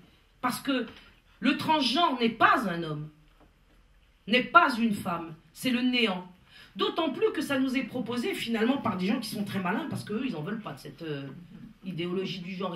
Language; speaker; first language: French; native; French